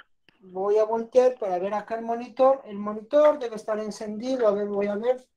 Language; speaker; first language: Spanish; native; Spanish